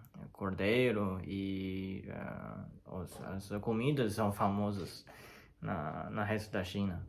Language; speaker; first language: Portuguese; non-native, learner; Chinese